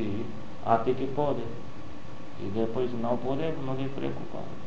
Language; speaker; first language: Portuguese; non-native, learner; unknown